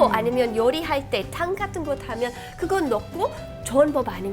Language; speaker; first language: Korean; non-native, fluent; English